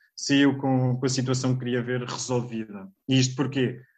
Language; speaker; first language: Portuguese; native; Portuguese